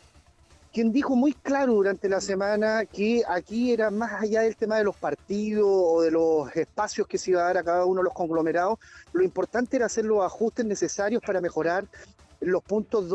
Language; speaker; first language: Spanish; native; Spanish